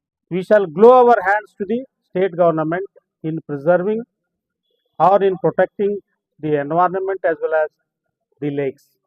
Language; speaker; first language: English; non-native, local second language; Kannada